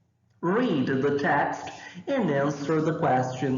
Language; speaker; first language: English; non-native, fluent; Portuguese